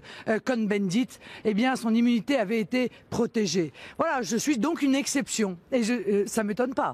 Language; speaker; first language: French; native; French